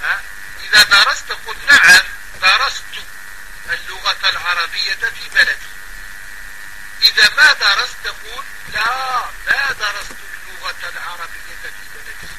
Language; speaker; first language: Arabic; non-native, fluent; French